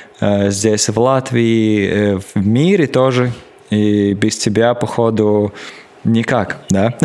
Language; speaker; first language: Russian; non-native, local second language; Latvian